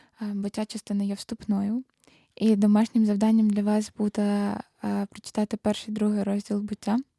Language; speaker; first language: Ukrainian; native; Ukrainian